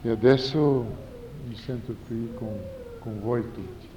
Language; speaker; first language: Italian; non-native, fluent; Portuguese